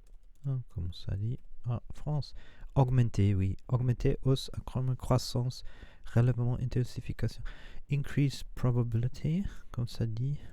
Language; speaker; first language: French; non-native, learner; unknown